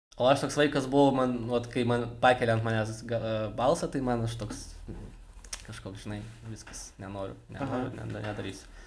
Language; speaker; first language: Lithuanian; non-native, local second language; Russian